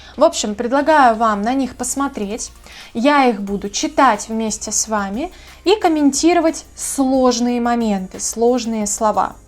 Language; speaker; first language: Russian; native; Russian